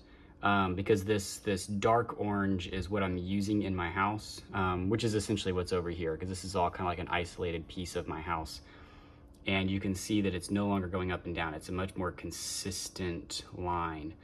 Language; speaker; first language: English; native; English